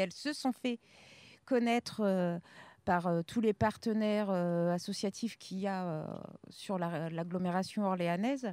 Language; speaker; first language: French; native; French